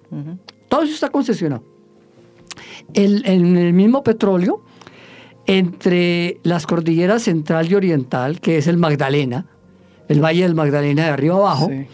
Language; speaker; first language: Spanish; native; Spanish